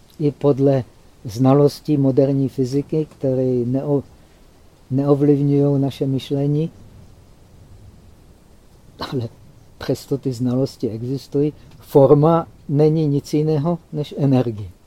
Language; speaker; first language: Czech; native; Czech